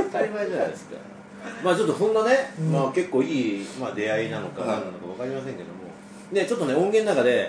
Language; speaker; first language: Japanese; native; Japanese